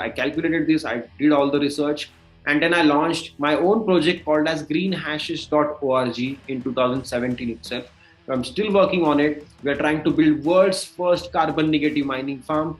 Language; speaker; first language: English; non-native, local second language; Marathi